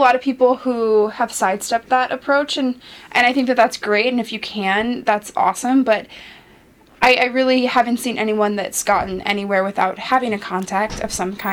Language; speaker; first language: English; native; English